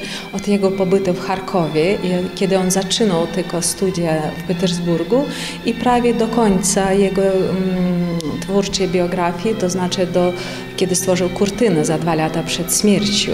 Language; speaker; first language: Polish; non-native, fluent; Ukrainian